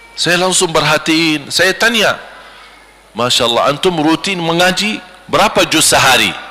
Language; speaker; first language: Malay; non-native, fluent; Arabic